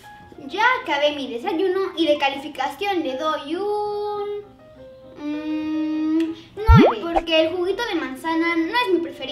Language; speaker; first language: Spanish; native; Spanish